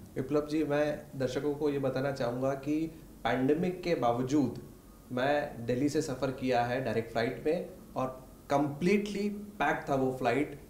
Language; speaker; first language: Hindi; native; Hindi